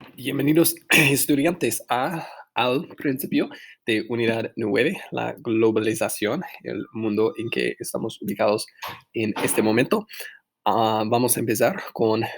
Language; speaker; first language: Spanish; non-native, fluent; English